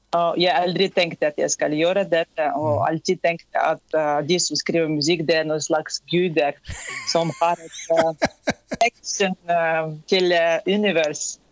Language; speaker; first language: Norwegian; non-native, fluent; Tatar